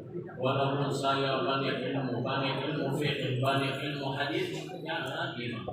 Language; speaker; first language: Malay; non-native, learner; Arabic